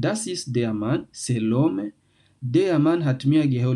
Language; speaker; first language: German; non-native, fluent; French